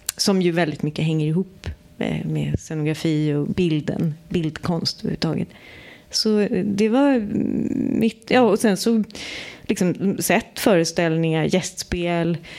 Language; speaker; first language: Swedish; native; Swedish